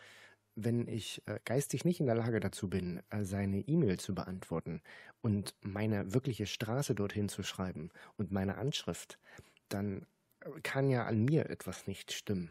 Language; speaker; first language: German; native; German